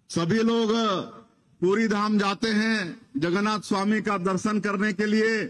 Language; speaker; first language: Hindi; native; Hindi